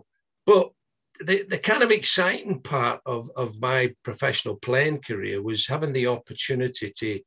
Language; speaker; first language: English; native; English